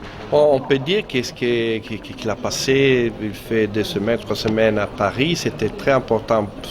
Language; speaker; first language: French; non-native, fluent; Italian